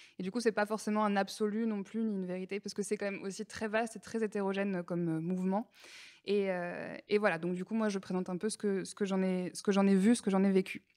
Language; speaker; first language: French; native; French